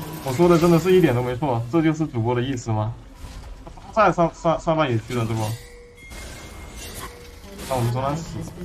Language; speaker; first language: Chinese; native; Chinese